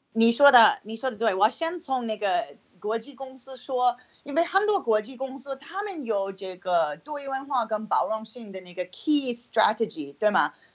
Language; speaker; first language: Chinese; non-native, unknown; English